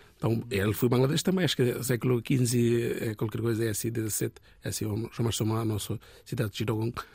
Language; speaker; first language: Portuguese; non-native, learner; Bangla